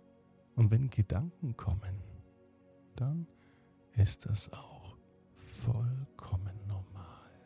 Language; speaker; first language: German; native; German